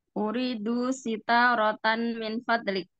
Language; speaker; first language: Indonesian; native; Indonesian